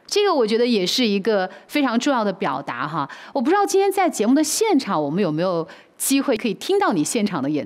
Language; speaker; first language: Chinese; native; Chinese